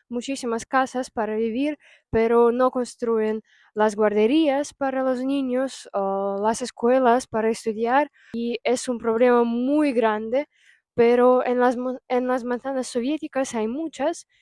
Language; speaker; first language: Spanish; non-native, fluent; Russian